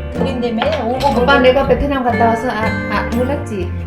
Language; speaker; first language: Korean; non-native, learner; Vietnamese